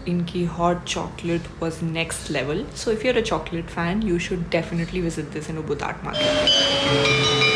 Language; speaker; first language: English; non-native, local second language; Hindi